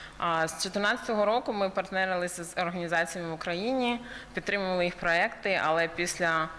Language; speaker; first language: Ukrainian; early bilingual, heritage; Ukrainian